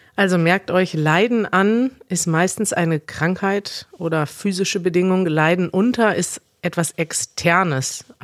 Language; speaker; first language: German; native; German